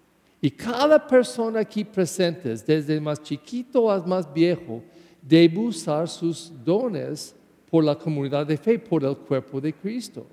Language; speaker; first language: Spanish; non-native, learner; English